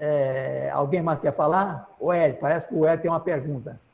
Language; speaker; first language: Portuguese; native; Portuguese